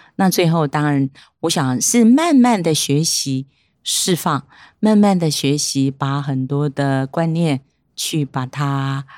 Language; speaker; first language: Chinese; non-native, local second language; Hakka Chinese